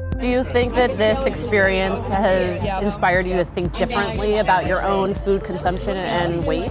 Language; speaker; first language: English; native; English